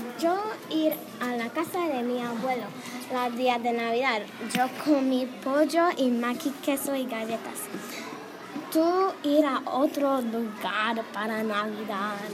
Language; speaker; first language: Spanish; non-native, learner; English